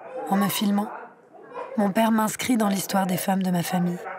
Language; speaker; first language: French; native; French